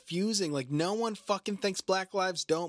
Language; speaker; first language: English; native; English